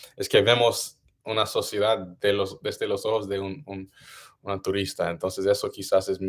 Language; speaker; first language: Spanish; non-native, learner; English